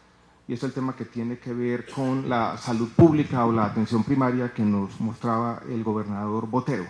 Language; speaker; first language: Spanish; native; Spanish